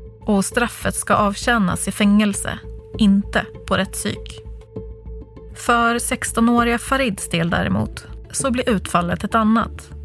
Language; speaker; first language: Swedish; native; Swedish